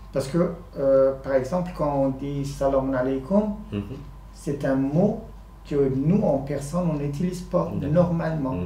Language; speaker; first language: French; non-native, fluent; Persian